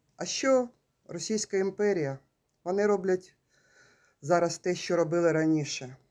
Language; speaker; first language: Ukrainian; native; Ukrainian